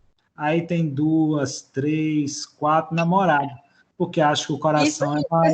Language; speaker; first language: Portuguese; native; Portuguese